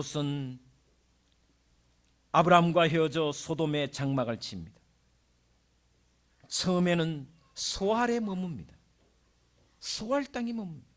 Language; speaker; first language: Korean; native; Korean